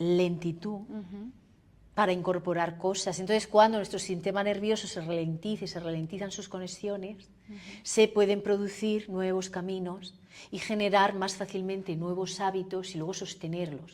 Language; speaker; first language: Spanish; native; Spanish